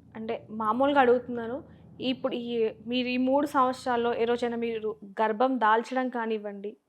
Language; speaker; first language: Telugu; native; Telugu